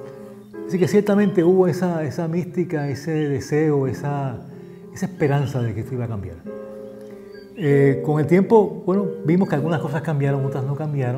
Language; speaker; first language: Spanish; native; Spanish